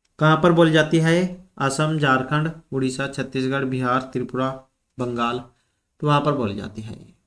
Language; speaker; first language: Hindi; native; Hindi